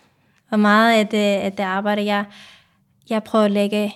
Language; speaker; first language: Danish; non-native, fluent; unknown